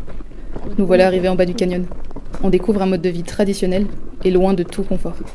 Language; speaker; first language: French; native; French